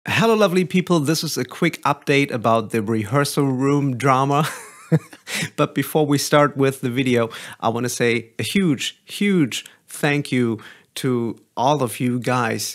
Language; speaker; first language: English; non-native, fluent; German